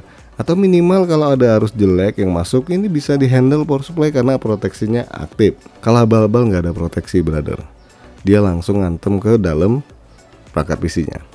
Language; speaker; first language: Indonesian; native; Indonesian